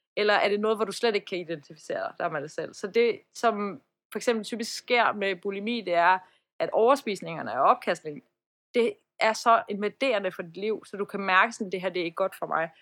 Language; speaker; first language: Danish; early bilingual, other home language; Persian